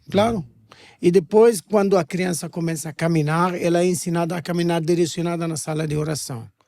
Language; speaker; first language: Portuguese; non-native, fluent; Arabic